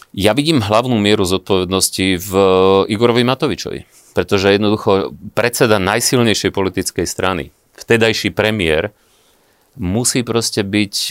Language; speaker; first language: Slovak; native; Slovak